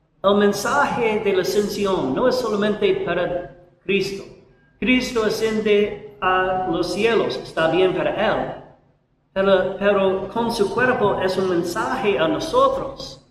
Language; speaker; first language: Spanish; non-native, learner; English